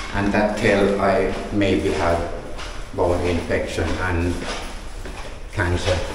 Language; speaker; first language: English; non-native, learner; Finnish